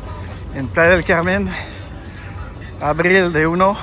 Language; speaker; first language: Spanish; non-native, learner; French